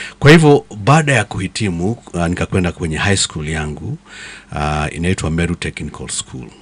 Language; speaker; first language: Swahili; non-native, local second language; Kikuyu